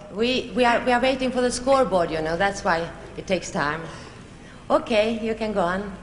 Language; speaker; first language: English; non-native, fluent; Swedish